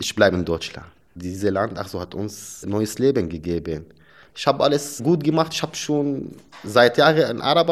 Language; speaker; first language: German; non-native, learner; Arabic